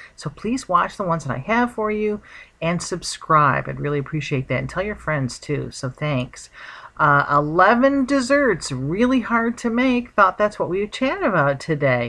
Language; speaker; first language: English; native; English